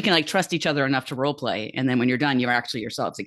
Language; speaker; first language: English; native; English